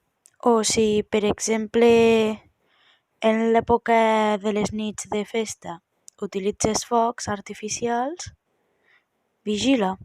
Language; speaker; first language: Catalan; native; Catalan